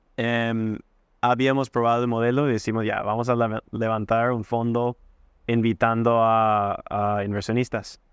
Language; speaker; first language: Spanish; non-native, fluent; English